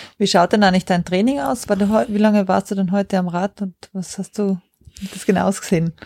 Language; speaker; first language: German; native; German